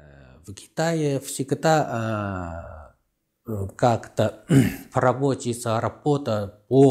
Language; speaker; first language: Russian; non-native, learner; Chinese